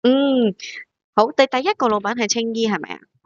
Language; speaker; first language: Cantonese; native; Cantonese